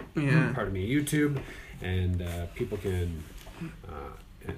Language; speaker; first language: English; native; English